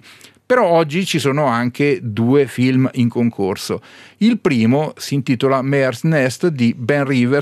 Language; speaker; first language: Italian; native; Italian